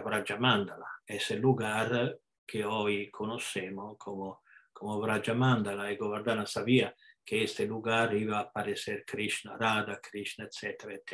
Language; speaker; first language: Spanish; non-native, fluent; Italian